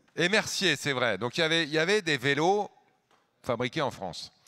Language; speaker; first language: French; native; French